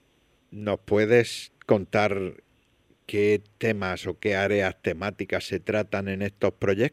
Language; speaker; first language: Spanish; native; Spanish